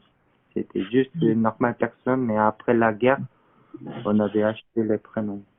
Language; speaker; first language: French; non-native, learner; Korean